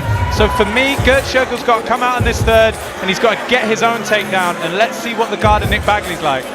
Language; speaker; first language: English; native; English